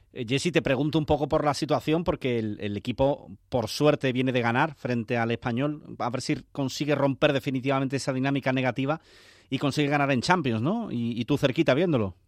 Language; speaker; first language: Spanish; native; Spanish